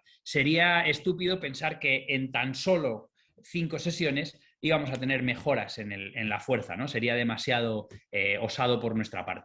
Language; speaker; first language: Spanish; native; Spanish